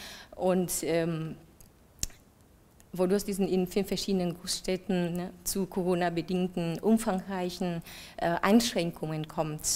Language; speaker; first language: German; non-native, fluent; Vietnamese